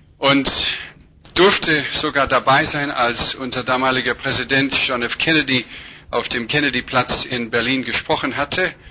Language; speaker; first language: German; non-native, fluent; English